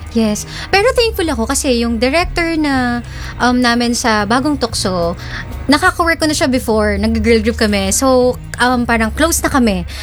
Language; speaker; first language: Filipino; native; Filipino